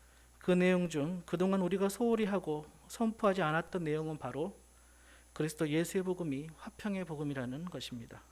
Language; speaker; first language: Korean; native; Korean